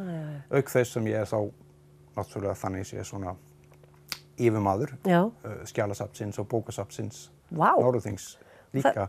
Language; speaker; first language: Icelandic; non-native, fluent; Danish